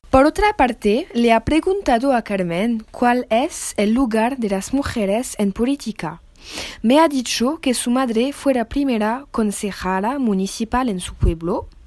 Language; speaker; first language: Spanish; non-native, learner; French